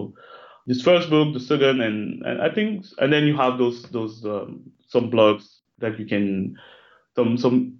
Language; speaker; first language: English; non-native, local second language; French